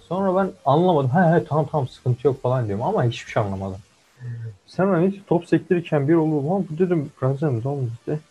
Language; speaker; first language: Turkish; native; Turkish